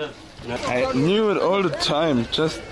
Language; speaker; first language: English; non-native, learner; German